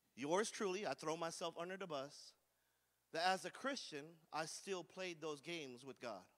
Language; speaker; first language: English; native; English